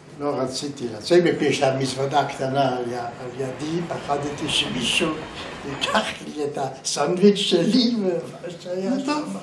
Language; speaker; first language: Hebrew; non-native, fluent; German